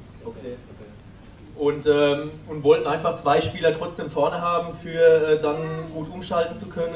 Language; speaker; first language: German; native; German